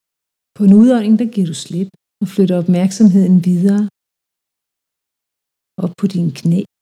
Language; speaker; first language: Danish; native; Danish